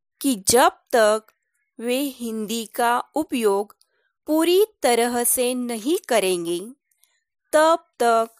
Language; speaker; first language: Hindi; non-native, local second language; Marathi